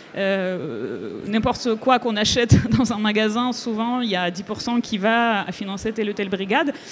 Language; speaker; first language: French; non-native, fluent; Ukrainian